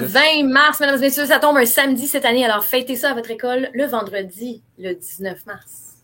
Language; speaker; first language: French; native; French